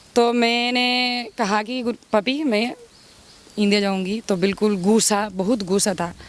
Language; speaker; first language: Hindi; non-native, learner; Spanish